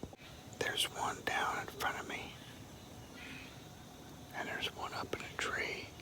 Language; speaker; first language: English; native; English